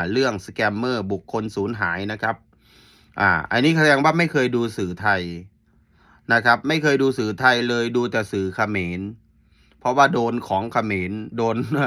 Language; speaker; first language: Thai; native; Thai